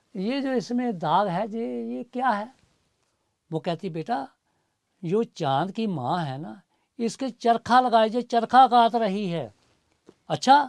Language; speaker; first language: Hindi; native; Hindi